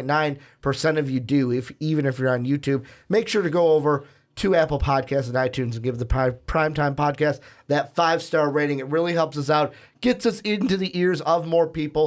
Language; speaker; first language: English; native; English